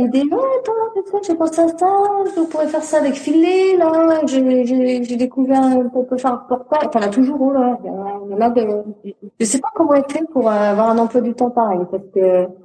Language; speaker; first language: French; native; French